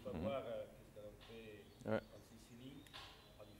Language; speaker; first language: French; non-native, fluent; Italian